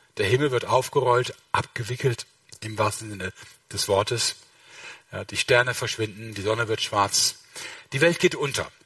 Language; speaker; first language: German; native; German